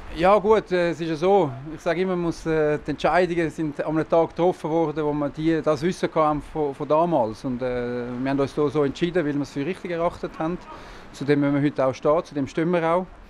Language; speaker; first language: German; native; German